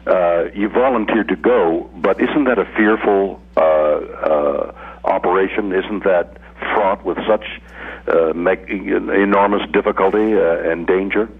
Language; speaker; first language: English; native; English